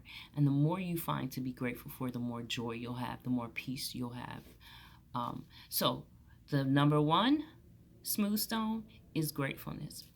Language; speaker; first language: English; native; English